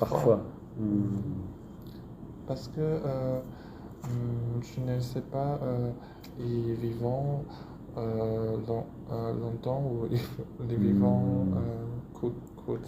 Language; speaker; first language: French; non-native, learner; Chinese